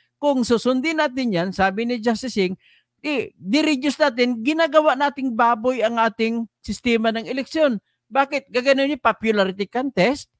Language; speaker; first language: Filipino; non-native, local second language; Hiligaynon